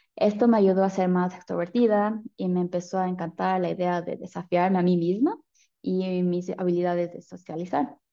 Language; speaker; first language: Spanish; early bilingual, heritage; Spanish